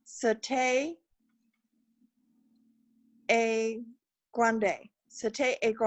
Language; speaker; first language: French; non-native, learner; English